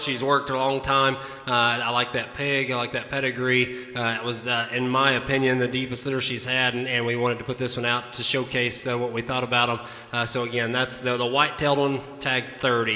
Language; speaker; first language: English; native; English